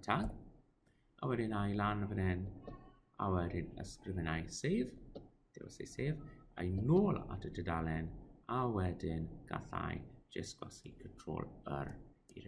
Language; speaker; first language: Welsh; non-native, local second language; English